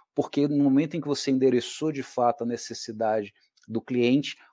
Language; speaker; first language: Portuguese; native; Portuguese